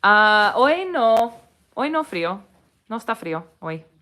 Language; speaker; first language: Spanish; non-native, learner; English